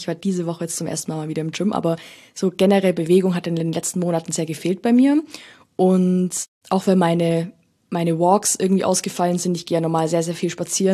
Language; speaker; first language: German; native; German